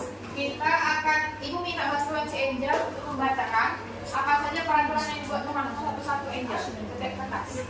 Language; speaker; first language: Indonesian; native; Indonesian